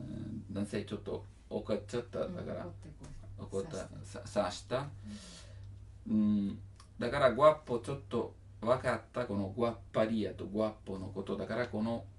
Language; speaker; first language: Japanese; non-native, learner; Italian